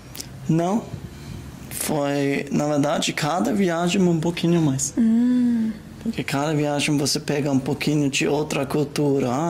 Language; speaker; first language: Portuguese; non-native, learner; German